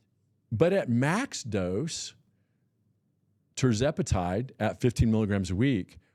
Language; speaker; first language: English; native; English